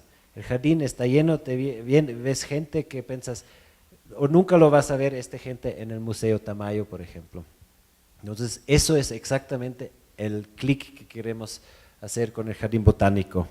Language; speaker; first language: Spanish; non-native, fluent; German